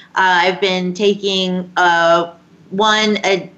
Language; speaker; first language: English; native; English